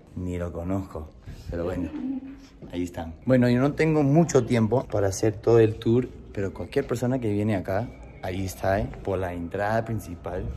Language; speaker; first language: Spanish; non-native, fluent; English